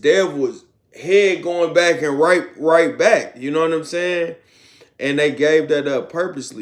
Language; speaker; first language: English; native; English